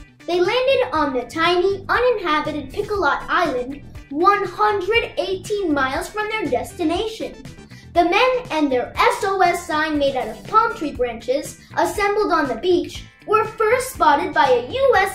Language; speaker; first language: English; native; English